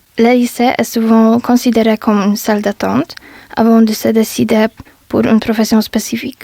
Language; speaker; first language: French; non-native, learner; Polish